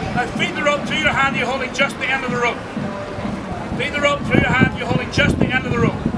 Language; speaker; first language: English; native; English